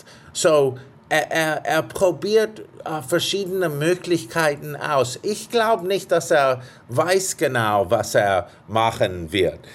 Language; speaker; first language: German; non-native, fluent; English